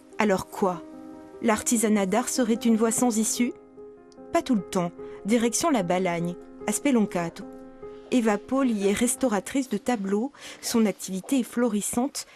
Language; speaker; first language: French; native; French